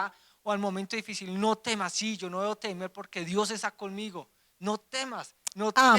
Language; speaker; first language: Spanish; native; Spanish